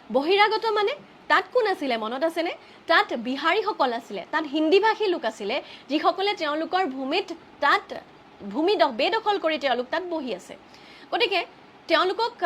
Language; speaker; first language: Assamese; native; Assamese